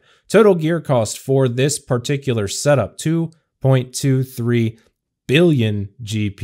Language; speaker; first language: English; native; English